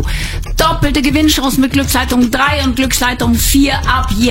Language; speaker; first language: German; native; German